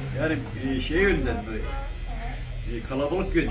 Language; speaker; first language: Turkish; native; Turkish